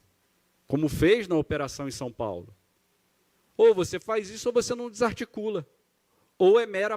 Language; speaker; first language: Portuguese; native; Portuguese